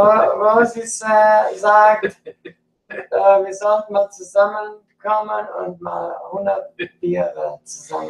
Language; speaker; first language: German; early bilingual, other home language; English